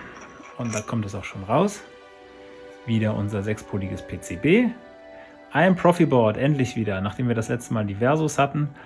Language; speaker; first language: German; native; German